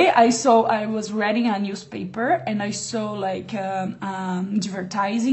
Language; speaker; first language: English; non-native, learner; Portuguese